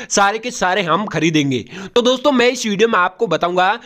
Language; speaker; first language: Hindi; non-native, local second language; Gujarati